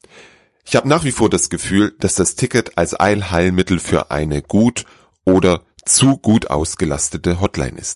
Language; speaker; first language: German; native; German